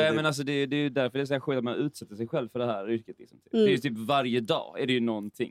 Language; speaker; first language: Swedish; native; Swedish